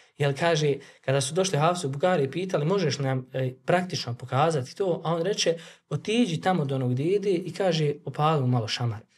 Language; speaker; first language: Bosnian; native; Bosnian